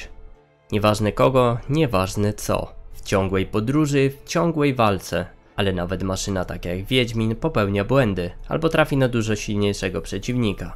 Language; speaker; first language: Polish; native; Polish